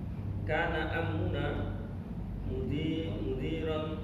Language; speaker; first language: Arabic; non-native, learner; Indonesian